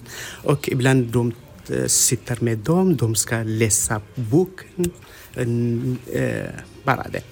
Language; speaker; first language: Swedish; non-native, learner; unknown